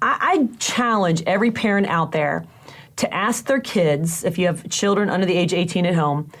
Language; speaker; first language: English; native; English